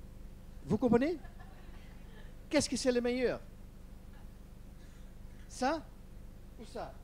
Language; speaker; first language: French; non-native, learner; Dutch